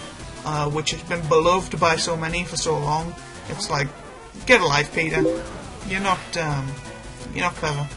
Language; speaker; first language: English; native; English